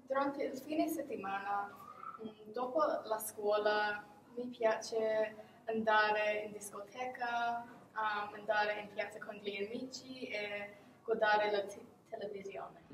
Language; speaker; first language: Italian; non-native, learner; English